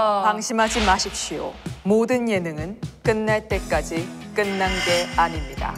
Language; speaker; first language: Korean; native; Korean